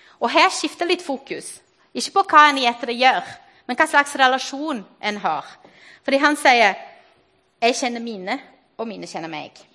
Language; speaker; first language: Norwegian; non-native, fluent; Portuguese